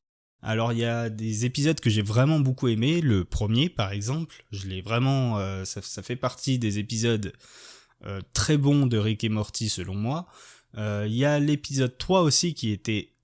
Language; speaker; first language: French; native; French